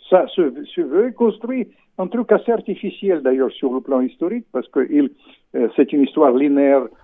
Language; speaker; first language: French; non-native, fluent; Russian